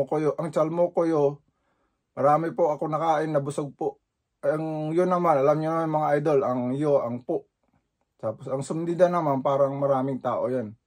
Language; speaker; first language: Filipino; native; Filipino